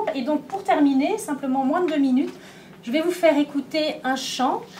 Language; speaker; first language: French; native; French